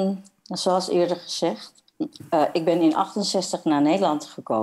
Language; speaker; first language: Dutch; non-native, fluent; Indonesian